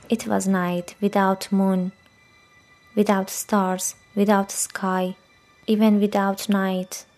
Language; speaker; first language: Norwegian; non-native, fluent; Persian